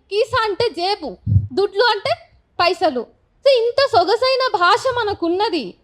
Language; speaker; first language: Telugu; native; Telugu